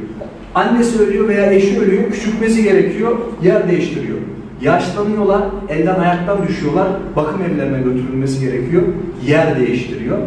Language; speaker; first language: Turkish; native; Turkish